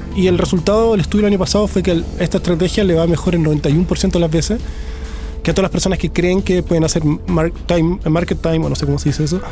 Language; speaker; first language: Spanish; native; Spanish